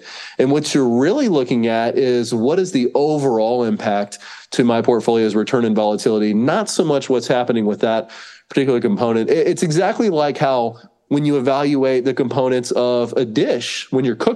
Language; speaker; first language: English; native; English